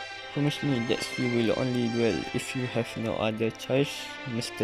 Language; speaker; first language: English; non-native, local second language; Malay